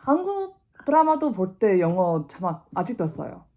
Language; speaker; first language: Korean; non-native, fluent; English